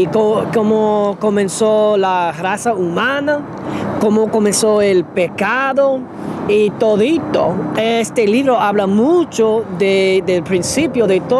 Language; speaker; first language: Spanish; non-native, fluent; English